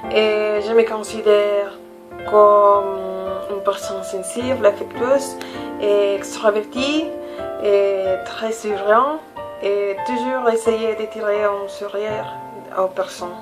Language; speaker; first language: French; non-native, learner; Spanish